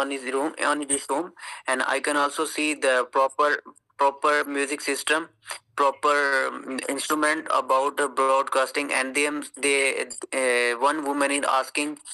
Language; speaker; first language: English; non-native, learner; Urdu